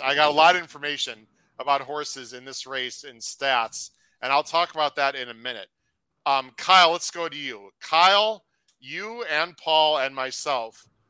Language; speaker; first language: English; native; English